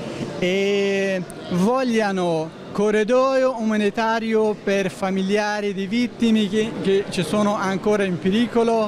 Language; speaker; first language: Italian; non-native, learner; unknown